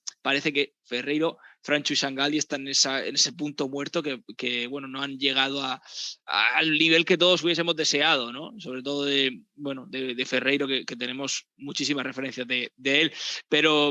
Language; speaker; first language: Spanish; native; Spanish